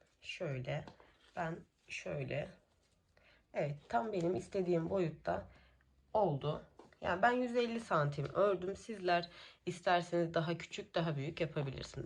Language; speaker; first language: Turkish; native; Turkish